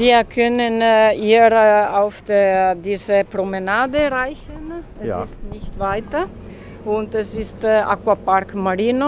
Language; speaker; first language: German; non-native, learner; Italian